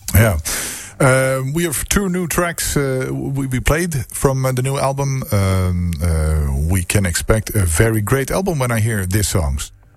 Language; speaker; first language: English; non-native, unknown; Dutch